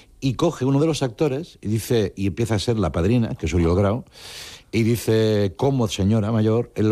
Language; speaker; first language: Spanish; non-native, local second language; Catalan